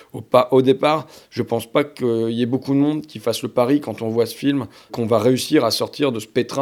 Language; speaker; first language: French; native; French